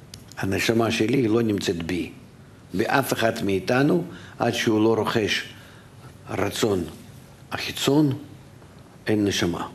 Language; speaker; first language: Hebrew; non-native, fluent; Russian